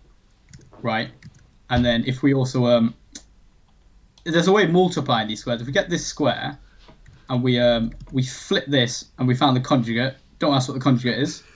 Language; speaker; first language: English; native; English